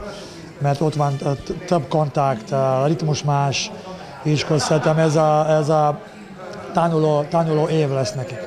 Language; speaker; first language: Hungarian; non-native, learner; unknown